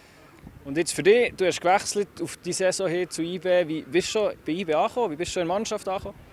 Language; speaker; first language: German; native; German